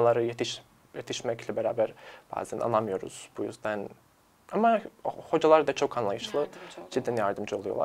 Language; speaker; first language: Turkish; non-native, fluent; Serbian